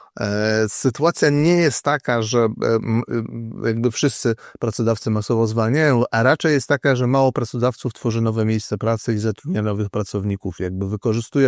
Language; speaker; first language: Polish; native; Polish